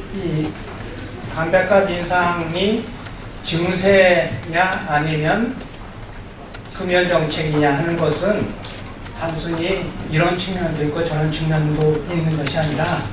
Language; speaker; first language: Korean; native; Korean